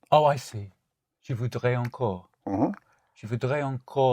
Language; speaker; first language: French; non-native, learner; English